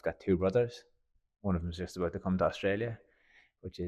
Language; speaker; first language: English; native; English